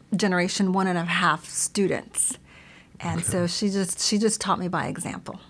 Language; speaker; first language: English; early bilingual, other home language; Spanish